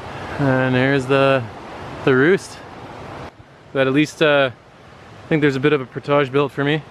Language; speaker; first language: English; native; English